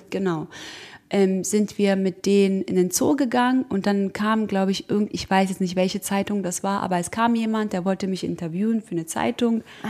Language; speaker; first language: German; early bilingual, other home language; Croatian